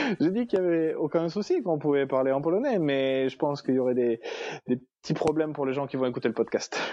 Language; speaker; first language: French; native; French